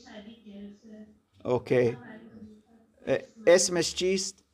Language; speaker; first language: Persian; non-native, learner; German